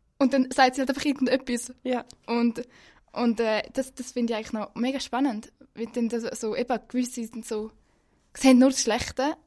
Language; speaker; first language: German; native; German